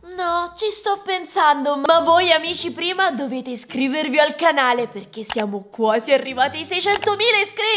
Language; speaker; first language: Italian; native; Italian